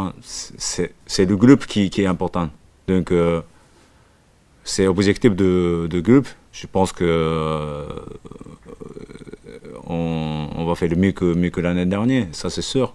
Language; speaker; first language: French; non-native, learner; Japanese